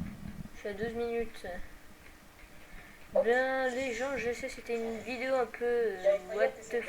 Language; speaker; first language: French; native; French